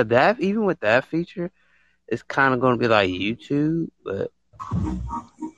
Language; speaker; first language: English; native; English